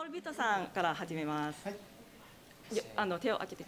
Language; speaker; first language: Japanese; non-native, learner; Thai